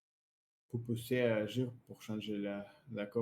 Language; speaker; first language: French; non-native, learner; Russian